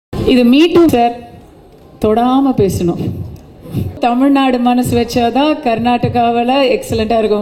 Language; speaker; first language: Tamil; native; Tamil